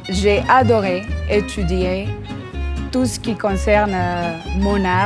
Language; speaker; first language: French; non-native, fluent; Spanish